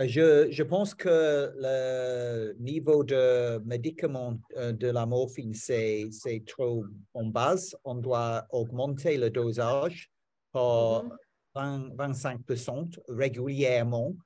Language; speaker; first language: French; non-native, learner; English